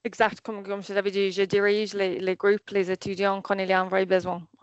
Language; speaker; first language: French; non-native, fluent; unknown